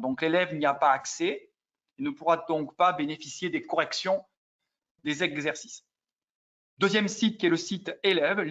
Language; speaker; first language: French; native; French